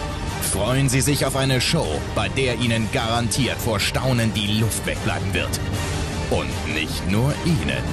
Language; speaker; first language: German; native; German